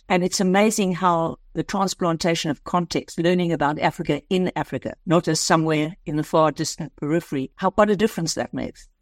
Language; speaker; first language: English; native; English